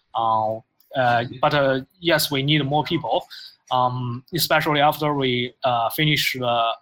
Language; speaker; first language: English; non-native, fluent; Chinese